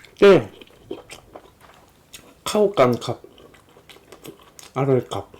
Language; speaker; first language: Thai; non-native, learner; Korean